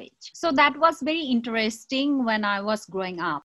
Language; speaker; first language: English; non-native, local second language; Chakma